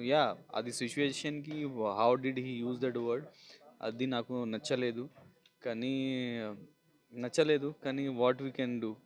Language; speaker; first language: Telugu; non-native, local second language; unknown